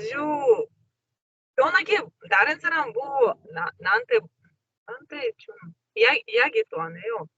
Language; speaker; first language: Korean; non-native, learner; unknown